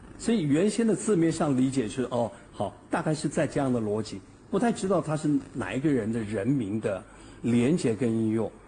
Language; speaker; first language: Chinese; native; Chinese